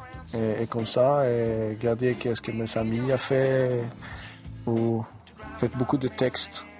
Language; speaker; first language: French; non-native, learner; Swedish